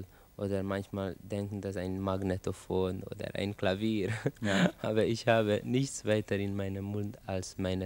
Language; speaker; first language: German; non-native, learner; Hungarian